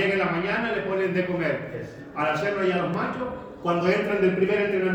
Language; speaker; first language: Spanish; native; Spanish